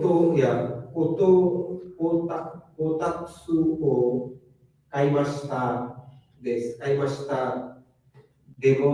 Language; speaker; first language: Japanese; non-native, learner; Bangla